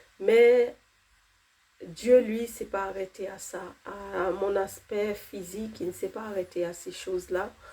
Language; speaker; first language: French; non-native, local second language; Haitian Creole